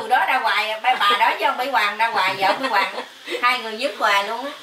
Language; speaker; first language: Vietnamese; native; Vietnamese